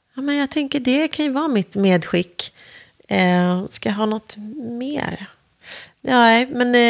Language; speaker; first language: Swedish; native; Swedish